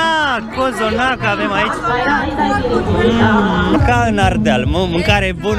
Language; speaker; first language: Romanian; native; Romanian